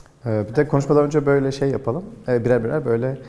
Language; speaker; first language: Turkish; native; Turkish